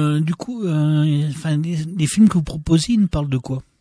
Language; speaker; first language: French; native; French